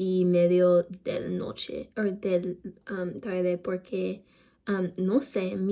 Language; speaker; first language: Spanish; non-native, learner; English